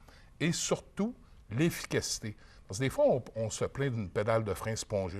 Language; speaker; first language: French; native; French